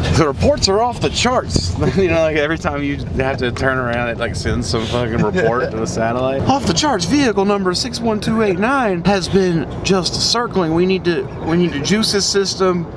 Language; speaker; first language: English; native; English